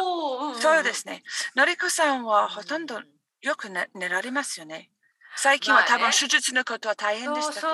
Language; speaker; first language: Japanese; non-native, learner; English